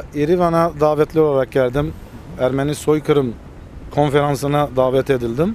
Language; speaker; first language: Turkish; early bilingual, heritage; Armenian